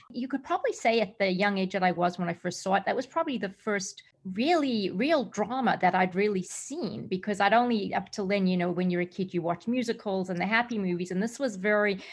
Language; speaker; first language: English; native; English